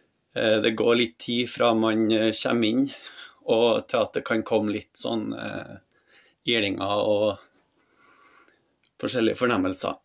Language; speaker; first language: Norwegian; native; Norwegian